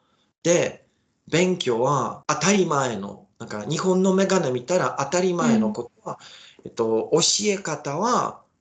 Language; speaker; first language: Japanese; non-native, learner; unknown